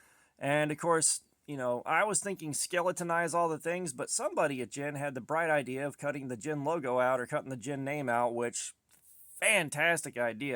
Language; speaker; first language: English; native; English